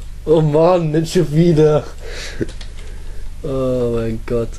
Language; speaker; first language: German; native; German